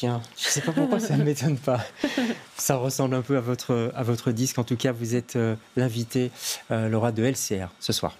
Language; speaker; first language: French; native; French